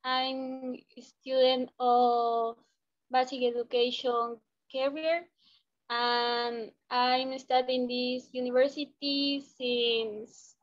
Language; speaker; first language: English; non-native, learner; Spanish